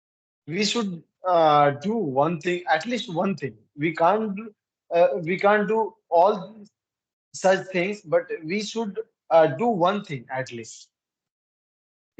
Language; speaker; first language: English; non-native, learner; Hindi